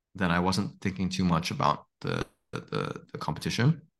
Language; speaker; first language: English; native; English